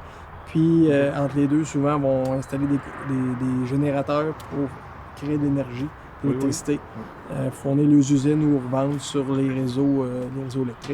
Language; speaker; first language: French; native; French